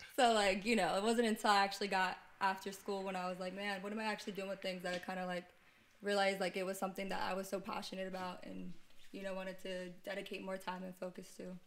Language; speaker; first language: English; native; English